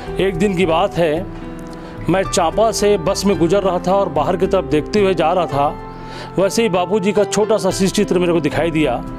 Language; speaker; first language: Hindi; native; Hindi